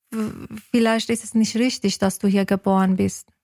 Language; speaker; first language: German; non-native, learner; Persian